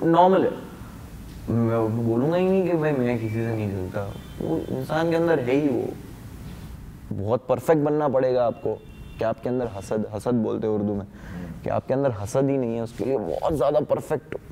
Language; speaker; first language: Hindi; non-native, local second language; Gujarati